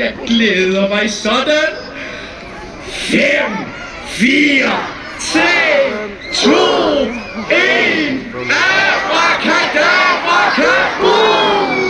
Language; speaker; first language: Danish; native; Danish